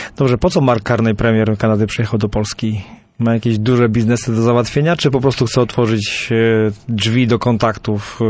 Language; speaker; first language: Polish; native; Polish